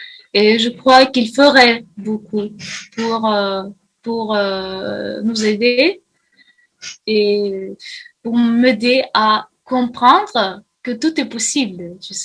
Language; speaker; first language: French; non-native, fluent; Russian